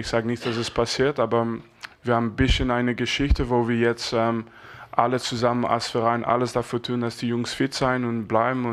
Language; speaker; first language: German; non-native, fluent; French